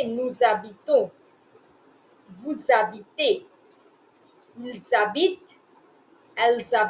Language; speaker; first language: French; non-native, fluent; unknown